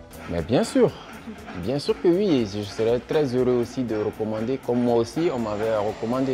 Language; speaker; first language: French; non-native, fluent; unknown